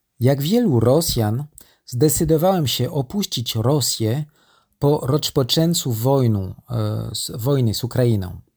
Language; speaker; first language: Polish; non-native, learner; French